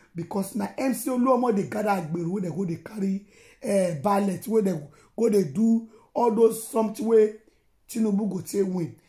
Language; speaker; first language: Nigerian Pidgin; non-native, local second language; Yoruba